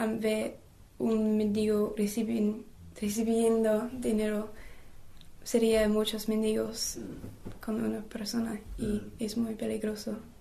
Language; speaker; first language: Spanish; non-native, learner; English